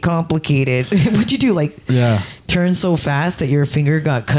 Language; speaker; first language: English; native; English